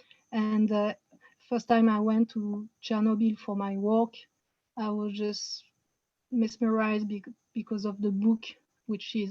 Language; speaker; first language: English; non-native, fluent; French